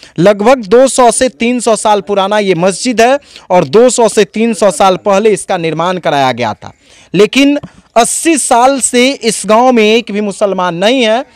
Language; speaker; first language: Hindi; native; Hindi